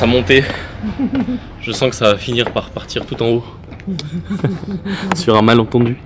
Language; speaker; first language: French; native; French